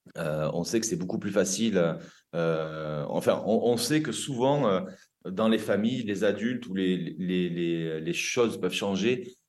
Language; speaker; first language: French; native; French